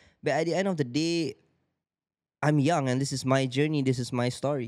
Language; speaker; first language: English; non-native, local second language; Malay